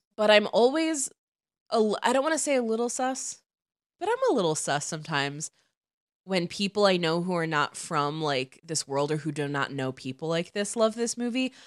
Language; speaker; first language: English; native; English